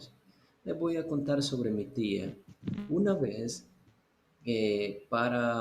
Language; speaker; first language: Spanish; native; Spanish